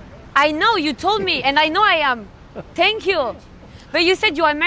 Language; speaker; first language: English; non-native, learner; French